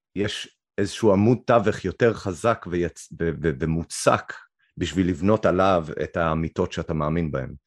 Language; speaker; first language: Hebrew; native; Hebrew